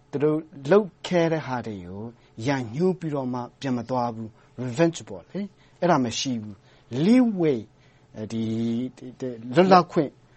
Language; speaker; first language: Burmese; non-native, local second language; Hakha Chin